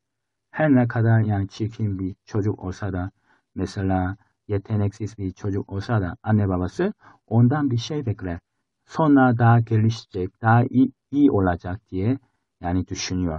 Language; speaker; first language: Turkish; non-native, fluent; Korean